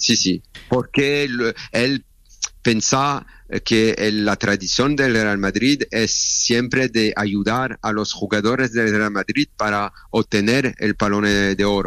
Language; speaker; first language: Spanish; non-native, learner; French